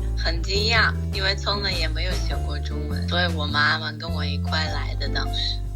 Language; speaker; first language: Chinese; non-native, fluent; Russian